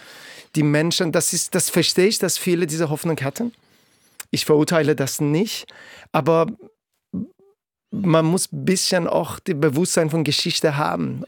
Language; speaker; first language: German; non-native, fluent; Persian